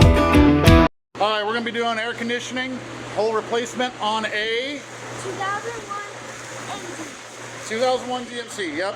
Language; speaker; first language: English; native; English